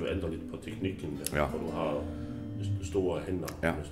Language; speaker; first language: Danish; native; Danish